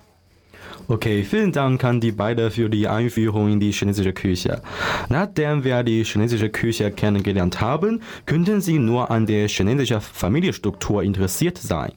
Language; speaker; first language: German; non-native, learner; Chinese